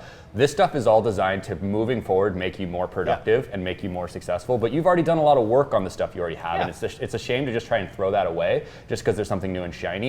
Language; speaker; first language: English; native; English